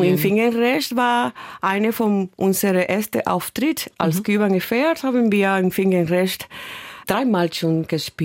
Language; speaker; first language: German; non-native, learner; Spanish